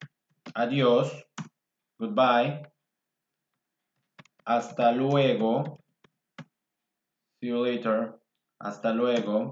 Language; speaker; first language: Spanish; non-native, fluent; English